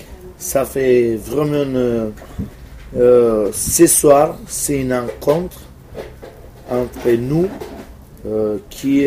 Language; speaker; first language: French; non-native, fluent; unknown